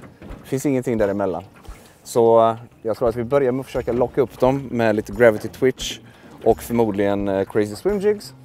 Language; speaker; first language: Swedish; early bilingual, other home language; Russian